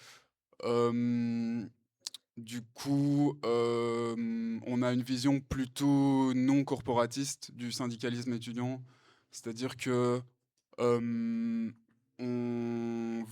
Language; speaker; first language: French; native; French